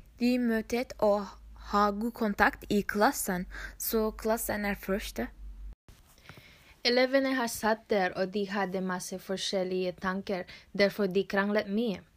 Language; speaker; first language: Norwegian; non-native, learner; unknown